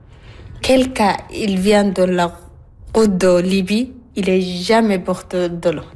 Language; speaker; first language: French; non-native, learner; Arabic